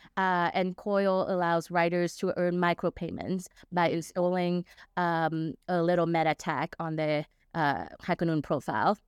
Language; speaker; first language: English; non-native, fluent; Vietnamese